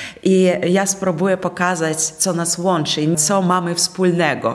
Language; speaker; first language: Polish; non-native, fluent; Russian